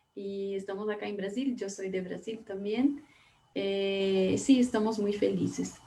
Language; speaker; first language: Spanish; non-native, fluent; Portuguese